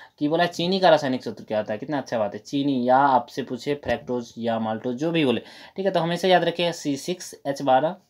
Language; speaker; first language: Hindi; native; Hindi